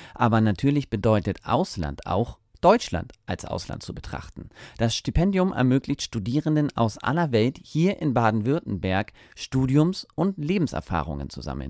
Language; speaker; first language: German; native; German